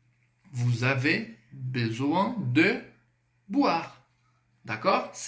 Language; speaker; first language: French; non-native, fluent; Portuguese